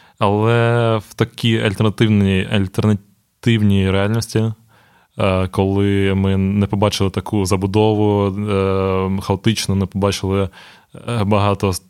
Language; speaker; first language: Ukrainian; non-native, local second language; Russian